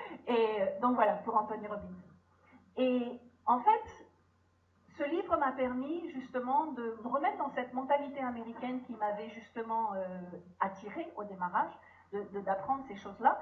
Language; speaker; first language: French; native; French